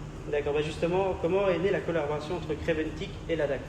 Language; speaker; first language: French; native; French